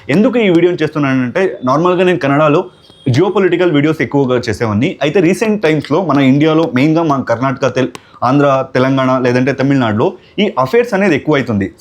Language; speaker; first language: Telugu; non-native, local second language; Kannada